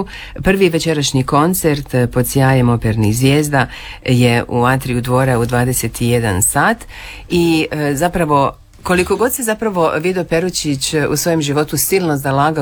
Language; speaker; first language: Serbian; native; Serbian